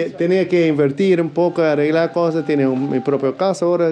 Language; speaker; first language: Spanish; non-native, learner; English